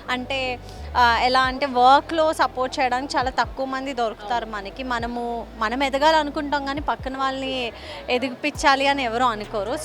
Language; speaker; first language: Telugu; native; Telugu